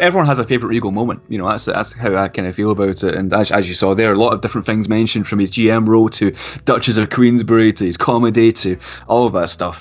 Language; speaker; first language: English; native; English